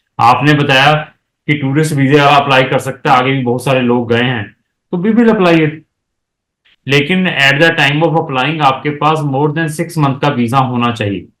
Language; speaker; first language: Hindi; native; Hindi